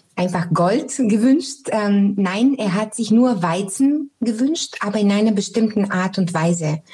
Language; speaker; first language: German; non-native, fluent; Bulgarian